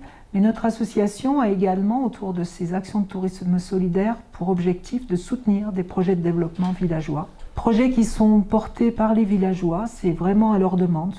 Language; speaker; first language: French; native; French